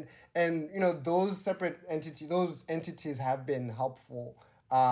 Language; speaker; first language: English; non-native, local second language; Shona